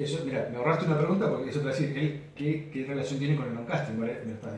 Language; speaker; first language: Spanish; native; Spanish